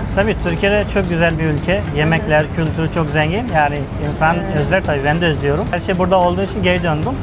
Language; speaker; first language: Turkish; non-native, fluent; Hindi